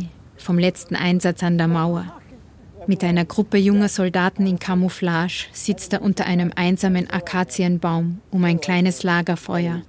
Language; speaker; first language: German; native; German